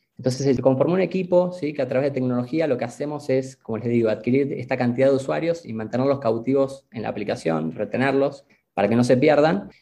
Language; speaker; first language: Spanish; native; Spanish